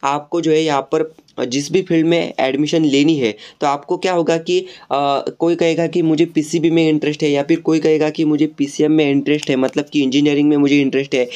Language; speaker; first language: Hindi; non-native, local second language; Marathi